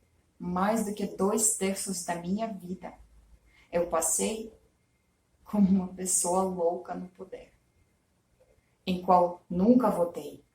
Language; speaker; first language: Portuguese; non-native, fluent; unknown